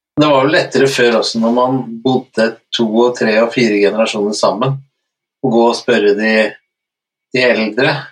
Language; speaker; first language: Norwegian; native; Norwegian